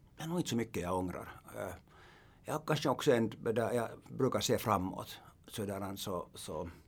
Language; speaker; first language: Swedish; non-native, local second language; Finnish